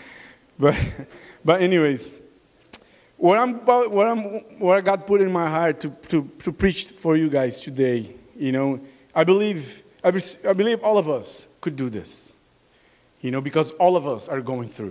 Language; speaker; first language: English; non-native, learner; Portuguese